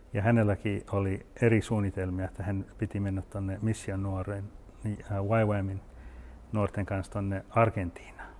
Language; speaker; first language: Finnish; early bilingual, heritage; Finnish